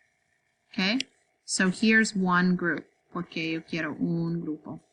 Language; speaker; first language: Spanish; non-native, learner; English